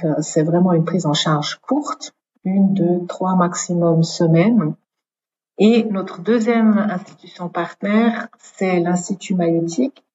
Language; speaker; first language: French; native; French